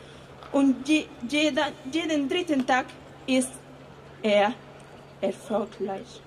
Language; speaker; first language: German; non-native, fluent; Spanish